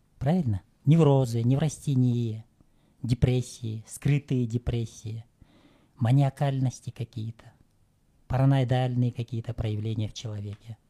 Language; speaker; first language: Russian; non-native, local second language; Kyrgyz